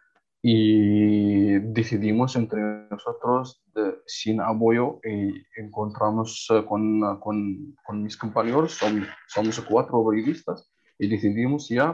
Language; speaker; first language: Spanish; non-native, learner; Arabic